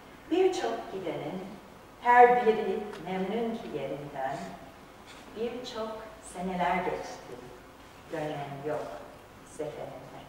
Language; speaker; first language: Turkish; non-native, fluent; English